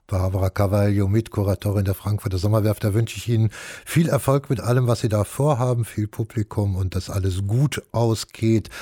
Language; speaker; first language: German; native; German